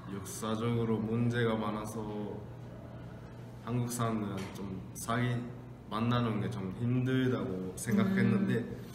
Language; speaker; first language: Korean; non-native, fluent; Japanese